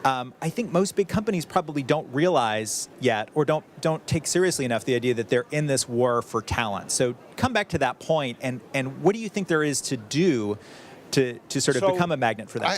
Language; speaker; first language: English; native; English